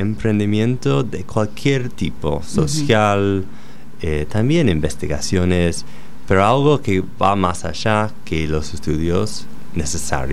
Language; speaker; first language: Spanish; non-native, fluent; English